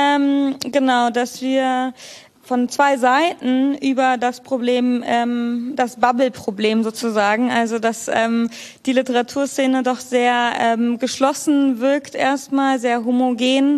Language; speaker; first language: German; native; German